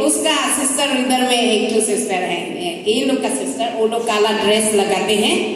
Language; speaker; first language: Hindi; non-native, local second language; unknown